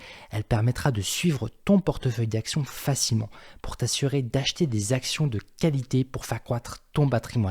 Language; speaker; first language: French; native; French